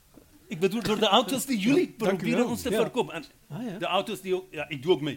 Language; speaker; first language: Dutch; non-native, fluent; Persian